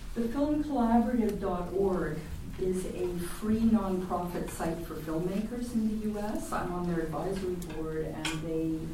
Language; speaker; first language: English; native; English